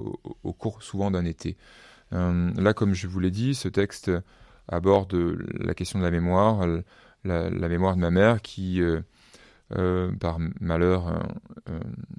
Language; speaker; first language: French; native; French